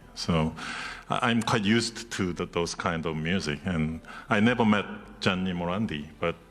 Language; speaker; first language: English; non-native, fluent; Korean